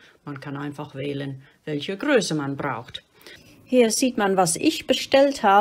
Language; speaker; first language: German; non-native, fluent; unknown